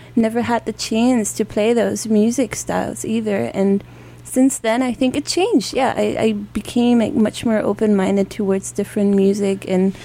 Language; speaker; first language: English; non-native, fluent; German